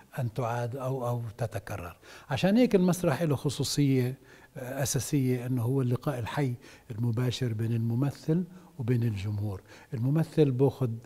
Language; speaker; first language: Arabic; native; Arabic